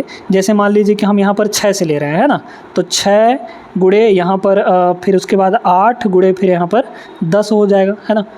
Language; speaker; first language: Hindi; native; Hindi